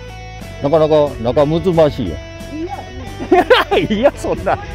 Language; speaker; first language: Japanese; native; Japanese